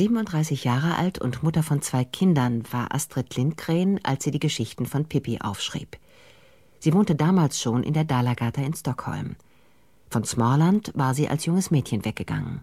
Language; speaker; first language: German; native; German